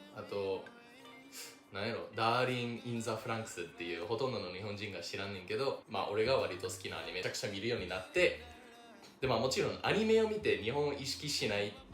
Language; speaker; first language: Japanese; non-native, fluent; English